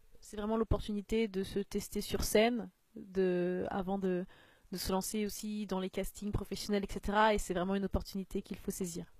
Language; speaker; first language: French; native; French